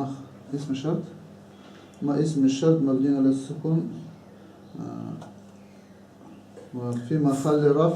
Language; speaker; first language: Arabic; non-native, learner; Chechen